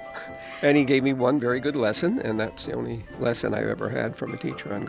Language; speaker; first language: English; native; English